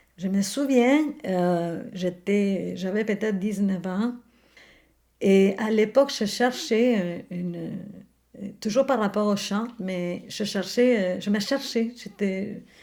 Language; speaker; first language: French; non-native, fluent; Spanish